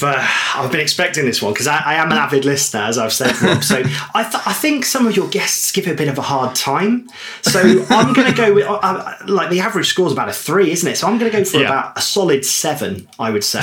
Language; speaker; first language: English; native; English